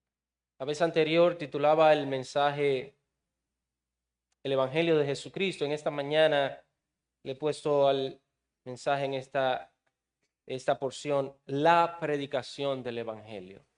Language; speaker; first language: Spanish; native; Spanish